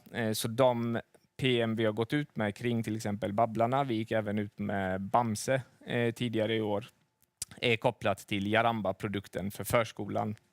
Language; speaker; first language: Swedish; native; Swedish